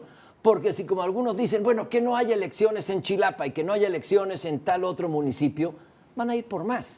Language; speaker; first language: Spanish; native; Spanish